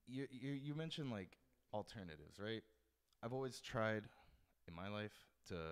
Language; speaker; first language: English; native; English